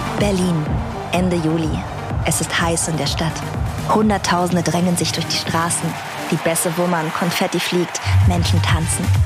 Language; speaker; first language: German; native; German